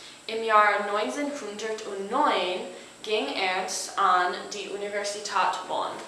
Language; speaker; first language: German; non-native, learner; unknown